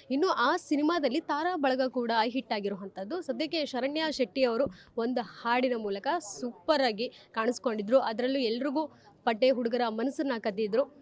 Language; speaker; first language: Kannada; native; Kannada